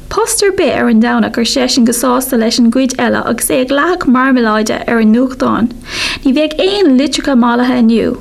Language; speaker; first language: Irish; non-native, local second language; English